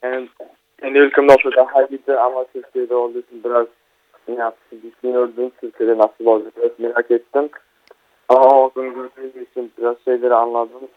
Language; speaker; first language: Turkish; non-native, learner; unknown